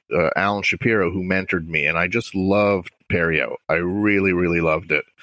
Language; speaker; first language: English; native; English